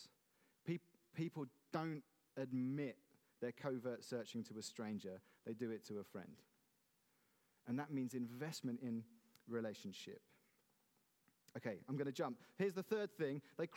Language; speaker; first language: English; native; English